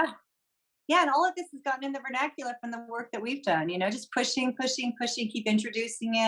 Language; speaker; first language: English; native; English